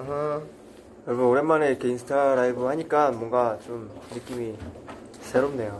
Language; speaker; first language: Korean; native; Korean